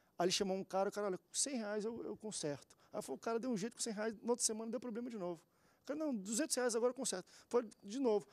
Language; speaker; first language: Portuguese; native; Portuguese